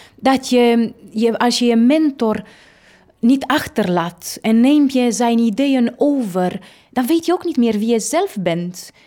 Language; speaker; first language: Dutch; non-native, fluent; Romanian